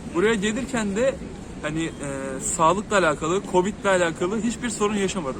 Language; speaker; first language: Turkish; native; Turkish